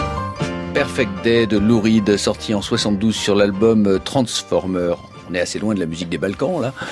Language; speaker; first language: French; native; French